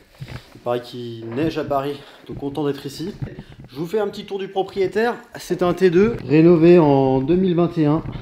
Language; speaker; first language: French; native; French